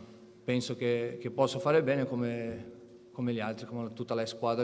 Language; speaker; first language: Italian; non-native, fluent; Portuguese